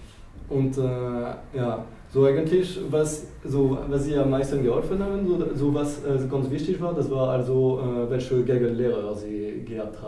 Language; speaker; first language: German; non-native, fluent; French